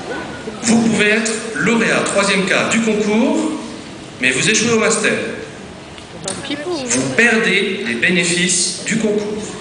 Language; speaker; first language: French; native; French